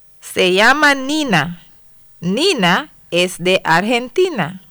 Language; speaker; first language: Spanish; non-native, fluent; English